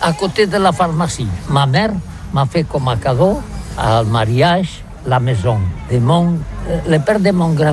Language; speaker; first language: French; non-native, learner; Catalan